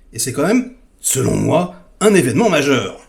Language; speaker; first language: French; native; French